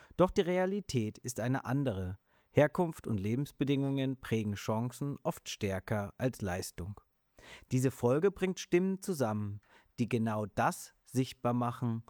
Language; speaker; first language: German; native; German